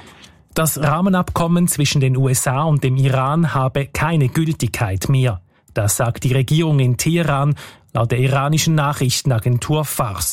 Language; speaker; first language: German; native; German